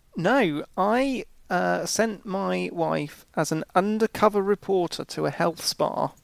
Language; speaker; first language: English; native; English